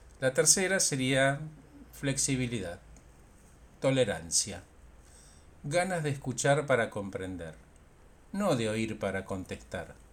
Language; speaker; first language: Spanish; native; Spanish